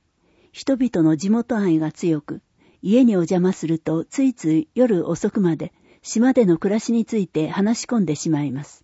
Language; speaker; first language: Japanese; native; Japanese